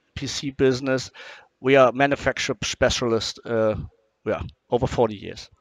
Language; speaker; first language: English; non-native, fluent; German